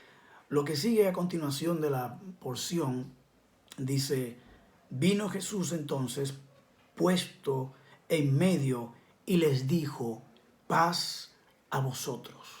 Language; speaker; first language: Spanish; native; Spanish